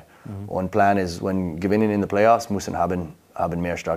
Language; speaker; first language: German; non-native, learner; English